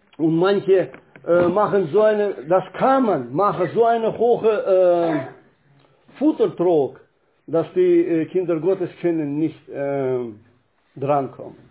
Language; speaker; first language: German; non-native, fluent; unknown